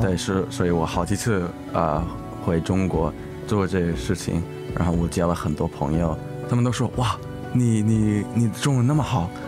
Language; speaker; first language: Chinese; early bilingual, heritage; English